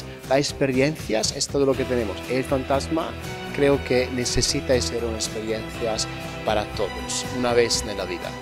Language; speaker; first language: Spanish; non-native, fluent; Italian